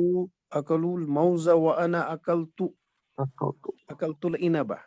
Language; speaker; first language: Arabic; non-native, learner; Urdu